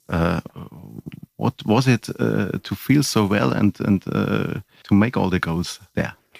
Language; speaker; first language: English; non-native, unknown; German